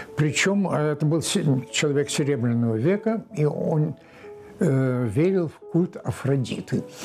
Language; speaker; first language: Russian; native; Russian